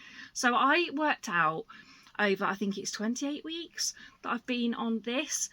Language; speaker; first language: English; native; English